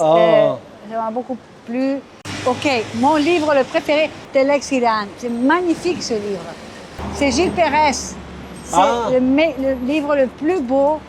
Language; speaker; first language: French; non-native, fluent; Portuguese